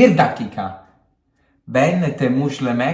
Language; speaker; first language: Turkish; non-native, learner; Italian